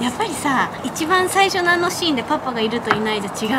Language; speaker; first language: Japanese; native; Japanese